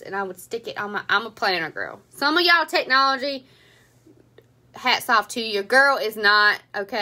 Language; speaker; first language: English; native; English